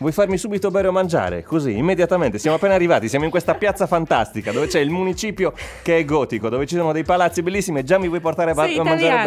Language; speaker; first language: Italian; native; Italian